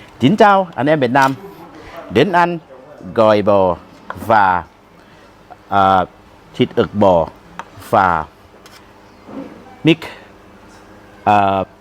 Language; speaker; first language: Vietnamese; non-native, learner; Thai